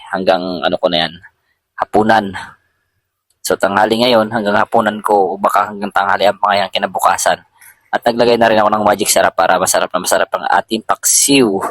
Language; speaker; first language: Filipino; non-native, local second language; Bikol